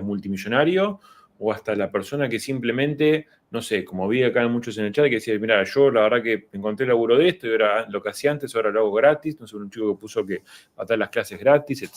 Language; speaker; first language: Spanish; native; Spanish